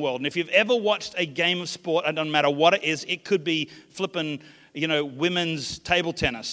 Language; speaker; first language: English; native; English